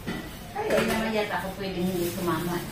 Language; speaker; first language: Filipino; native; Filipino